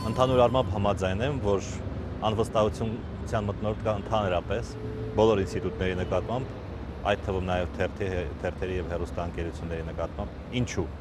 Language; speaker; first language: Armenian; native; Armenian